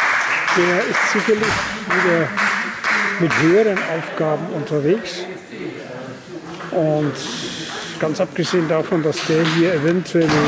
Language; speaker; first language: German; native; German